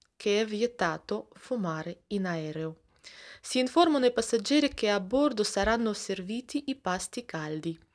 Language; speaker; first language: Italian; non-native, fluent; Russian